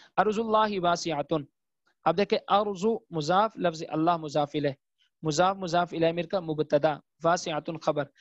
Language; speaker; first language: Urdu; native; Urdu